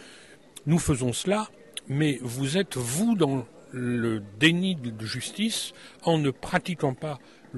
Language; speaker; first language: French; native; French